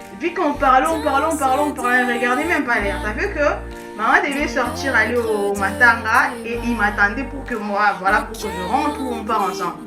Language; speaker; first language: French; non-native, local second language; Lingala